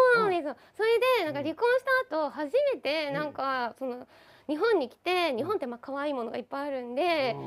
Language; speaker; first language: Japanese; native; Japanese